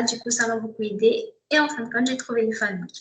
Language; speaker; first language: French; non-native, local second language; Malagasy